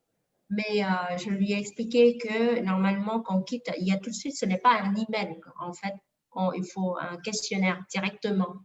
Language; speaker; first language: French; non-native, fluent; Vietnamese